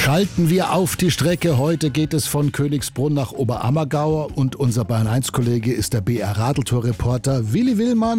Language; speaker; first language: German; native; German